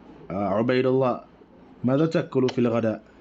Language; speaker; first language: Arabic; non-native, fluent; English